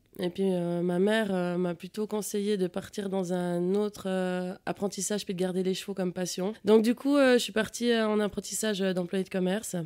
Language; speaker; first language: French; native; French